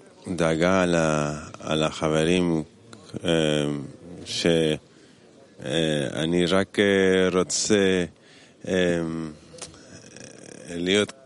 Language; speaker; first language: Hebrew; non-native, learner; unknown